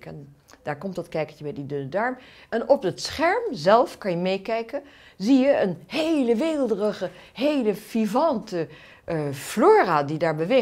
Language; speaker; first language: Dutch; native; Dutch